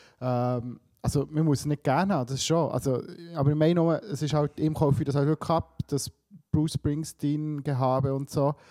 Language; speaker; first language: German; early bilingual, other home language; Swiss German